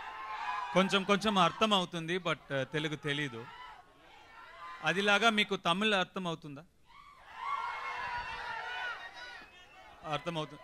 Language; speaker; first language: Telugu; non-native, learner; Tamil